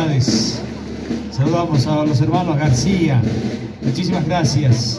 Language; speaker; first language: Spanish; native; Spanish